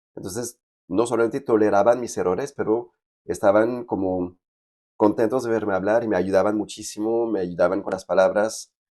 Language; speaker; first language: Spanish; non-native, fluent; French